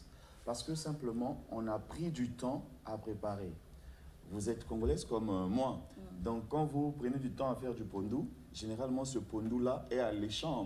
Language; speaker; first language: French; non-native, local second language; Lingala